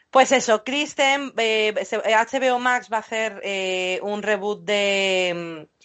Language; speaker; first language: Spanish; non-native, fluent; English